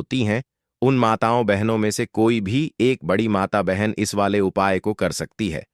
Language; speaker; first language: Hindi; native; Hindi